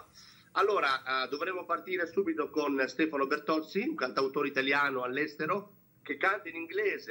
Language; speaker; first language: Italian; native; Italian